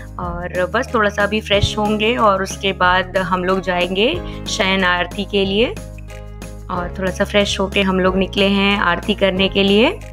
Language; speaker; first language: Hindi; native; Hindi